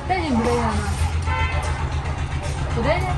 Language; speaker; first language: Chinese; native; Chinese